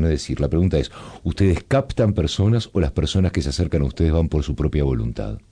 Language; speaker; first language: Spanish; native; Spanish